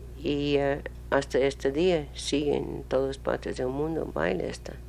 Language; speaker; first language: Spanish; non-native, learner; English